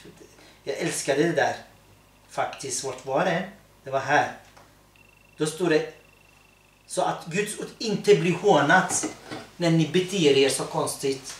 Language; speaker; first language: Swedish; early bilingual, other home language; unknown